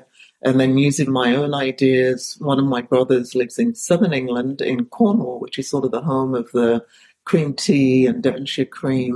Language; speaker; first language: English; native; English